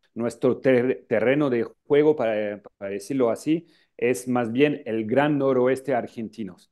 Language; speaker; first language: Spanish; non-native, fluent; French